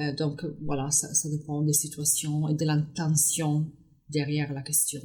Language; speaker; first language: French; non-native, fluent; Italian